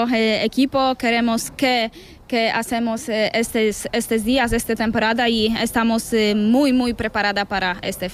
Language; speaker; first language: Spanish; non-native, learner; Polish